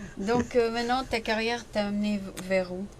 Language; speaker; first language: French; native; French